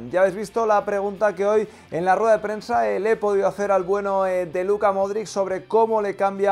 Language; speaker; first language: Spanish; native; Spanish